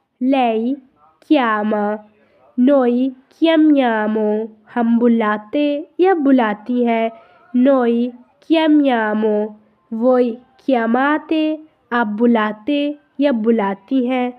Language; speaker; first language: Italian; non-native, fluent; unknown